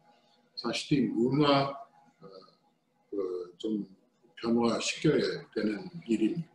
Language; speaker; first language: Korean; non-native, fluent; English